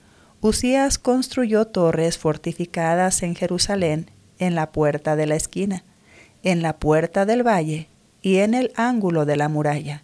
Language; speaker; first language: Spanish; native; Spanish